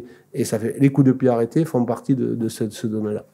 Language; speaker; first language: French; native; French